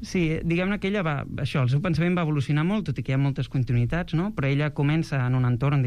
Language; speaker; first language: Catalan; native; Catalan